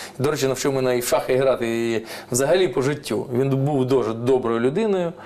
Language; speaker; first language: Ukrainian; non-native, local second language; Russian